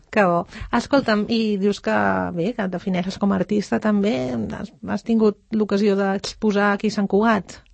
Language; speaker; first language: Catalan; native; Catalan